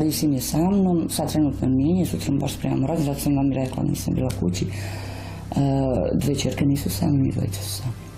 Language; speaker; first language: Bosnian; native; Bosnian